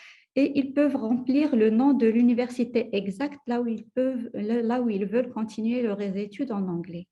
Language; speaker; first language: French; non-native, local second language; Arabic